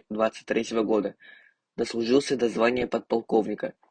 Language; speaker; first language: Russian; non-native, local second language; Yakut